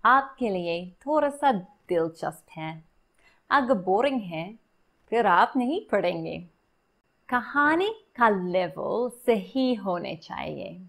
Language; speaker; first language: Hindi; non-native, learner; English